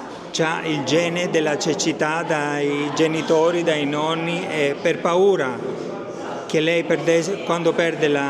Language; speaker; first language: Italian; non-native, fluent; Greek